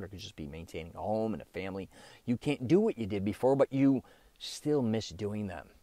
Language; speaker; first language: English; native; English